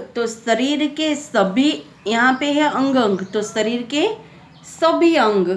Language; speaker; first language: Hindi; non-native, local second language; Gujarati